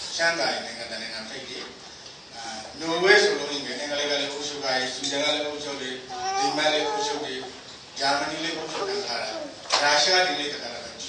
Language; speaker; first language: Burmese; native; Burmese